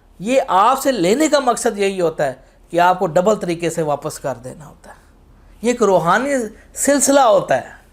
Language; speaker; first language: Urdu; non-native, local second language; Punjabi